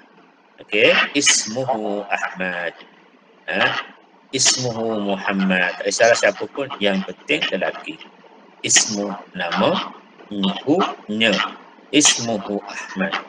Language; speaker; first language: Malay; native; Malay